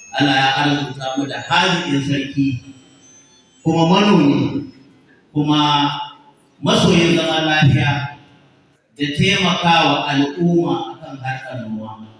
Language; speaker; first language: Hausa; native; Hausa